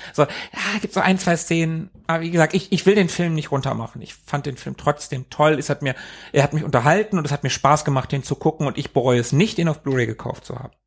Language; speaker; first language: German; native; German